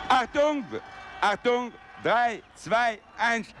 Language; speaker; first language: German; non-native, local second language; Italian